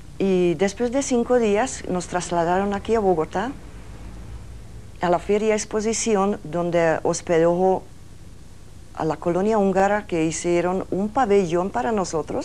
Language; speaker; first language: Spanish; early bilingual, other home language; Hungarian